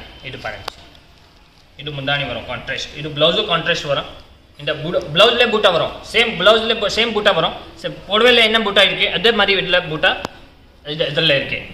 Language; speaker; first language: Tamil; non-native, learner; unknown